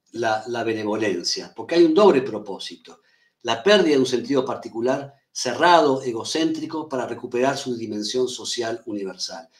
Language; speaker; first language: Spanish; native; Spanish